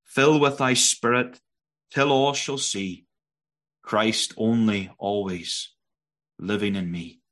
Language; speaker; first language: English; native; English